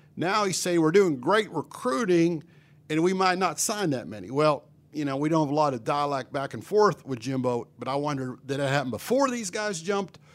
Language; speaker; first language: English; native; English